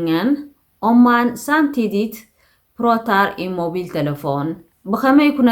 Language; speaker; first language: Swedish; non-native, fluent; Tigrinya